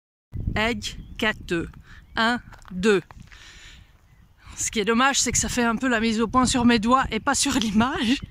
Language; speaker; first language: French; non-native, fluent; Hungarian